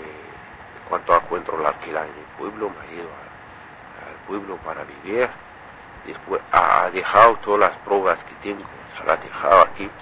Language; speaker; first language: Spanish; non-native, learner; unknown